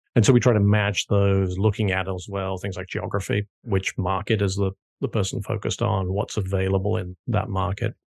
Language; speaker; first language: English; native; English